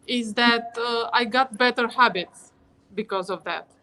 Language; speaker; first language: English; non-native, fluent; Romanian